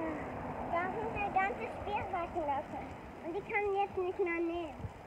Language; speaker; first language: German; early bilingual, other home language; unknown